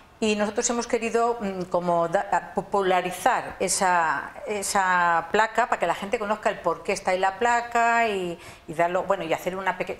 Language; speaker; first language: Spanish; native; Spanish